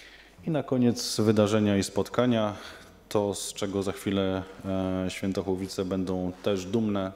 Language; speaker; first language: Polish; native; Polish